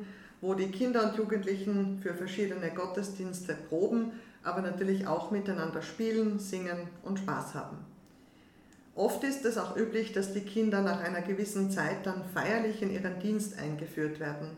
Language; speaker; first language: German; native; German